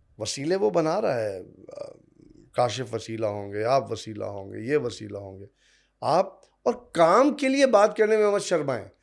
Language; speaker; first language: Urdu; non-native, local second language; Punjabi